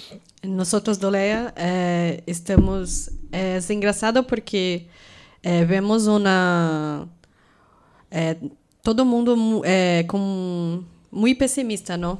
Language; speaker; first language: Spanish; non-native, fluent; Portuguese